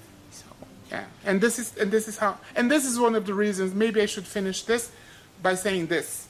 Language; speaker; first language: English; non-native, fluent; Portuguese